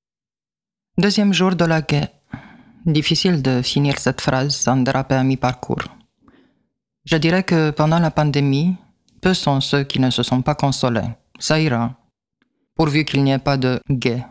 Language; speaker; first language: French; native; French